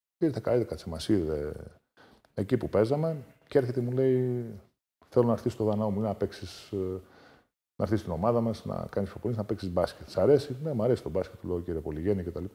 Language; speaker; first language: Greek; native; Greek